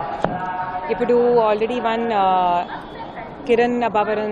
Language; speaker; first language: Telugu; non-native, learner; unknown